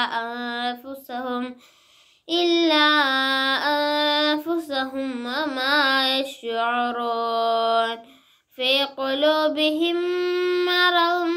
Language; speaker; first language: Arabic; non-native, learner; Malayalam